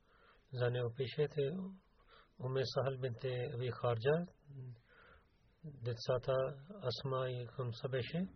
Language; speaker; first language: Bulgarian; non-native, learner; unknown